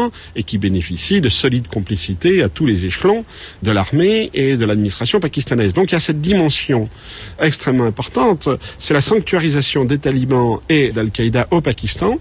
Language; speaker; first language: French; native; French